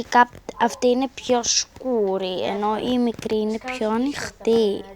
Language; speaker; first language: Greek; native; Greek